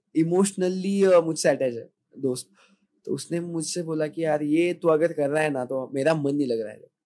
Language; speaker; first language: Hindi; non-native, local second language; Marathi